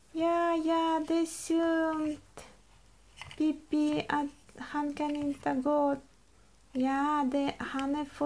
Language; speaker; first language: Swedish; non-native, learner; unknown